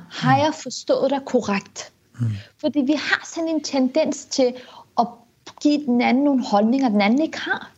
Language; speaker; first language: Danish; early bilingual, other home language; Kurdish